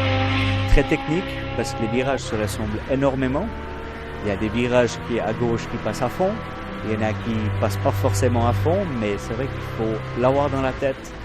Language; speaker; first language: French; native; French